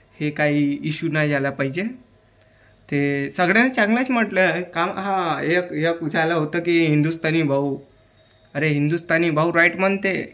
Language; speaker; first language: Marathi; early bilingual, other home language; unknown